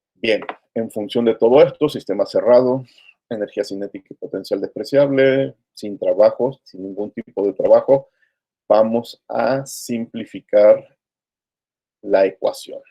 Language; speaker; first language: Spanish; native; Spanish